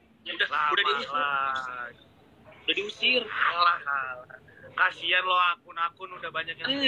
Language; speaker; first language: Indonesian; native; Indonesian